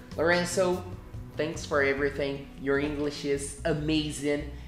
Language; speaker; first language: English; non-native, fluent; Portuguese